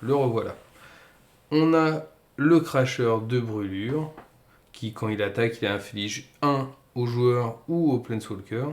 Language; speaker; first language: French; native; French